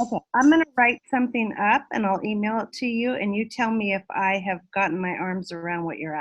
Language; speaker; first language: English; native; English